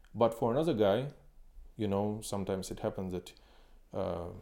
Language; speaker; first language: English; non-native, fluent; Ukrainian